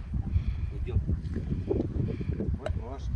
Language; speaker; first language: Russian; non-native, learner; Turkmen